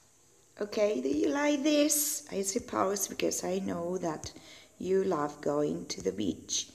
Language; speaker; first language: English; non-native, learner; Spanish